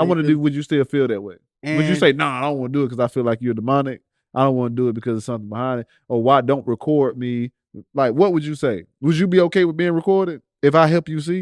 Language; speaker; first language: English; native; English